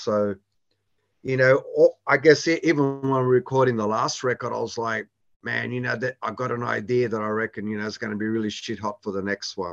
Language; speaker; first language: English; native; English